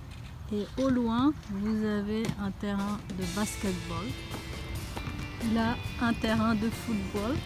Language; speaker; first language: French; non-native, fluent; Bangla